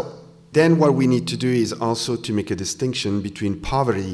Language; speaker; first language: English; non-native, fluent; French